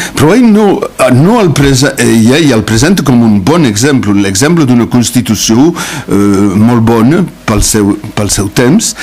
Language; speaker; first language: Catalan; non-native, local second language; French